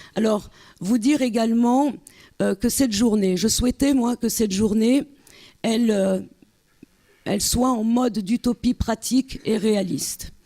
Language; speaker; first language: French; native; French